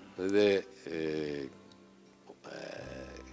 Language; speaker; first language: Japanese; native; Japanese